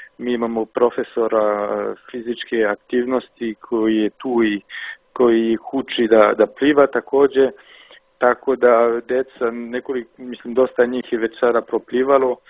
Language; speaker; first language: Serbian; non-native, fluent; French